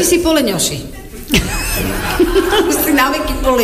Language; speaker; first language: Slovak; native; Slovak